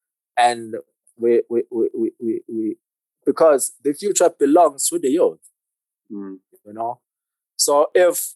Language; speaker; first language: English; non-native, local second language; Zulu